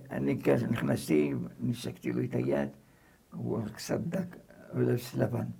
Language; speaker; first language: Hebrew; non-native, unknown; Arabic